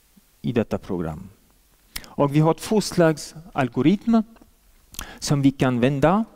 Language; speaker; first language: Swedish; non-native, fluent; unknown